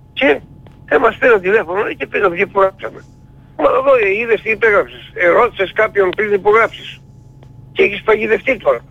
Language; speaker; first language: Greek; native; Greek